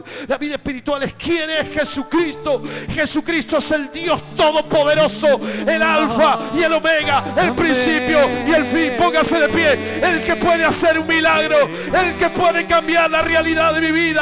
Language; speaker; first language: Spanish; native; Spanish